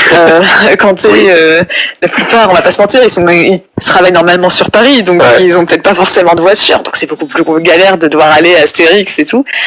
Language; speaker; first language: French; native; French